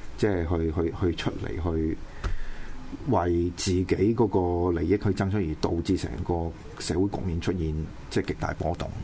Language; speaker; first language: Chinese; non-native, local second language; Cantonese